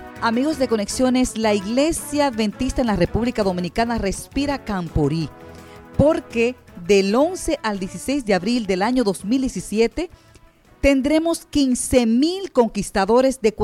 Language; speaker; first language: Spanish; native; Spanish